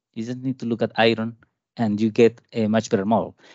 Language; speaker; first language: English; non-native, fluent; Spanish